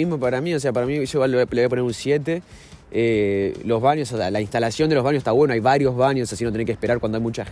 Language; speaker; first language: Spanish; native; Spanish